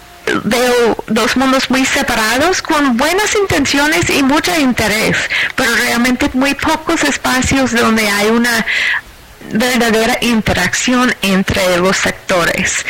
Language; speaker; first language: Spanish; non-native, fluent; English